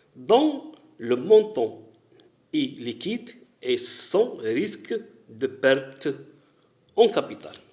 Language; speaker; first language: French; non-native, local second language; Arabic